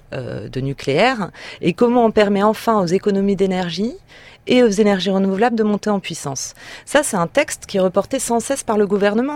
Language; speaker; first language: French; native; French